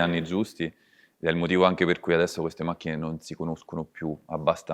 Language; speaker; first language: Italian; native; Italian